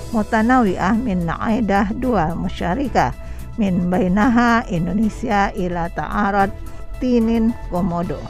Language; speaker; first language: Arabic; non-native, fluent; Indonesian